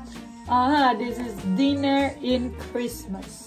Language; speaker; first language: English; non-native, learner; Indonesian